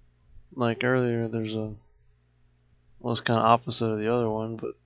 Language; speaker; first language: English; native; English